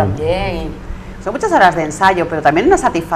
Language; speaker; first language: Spanish; native; Spanish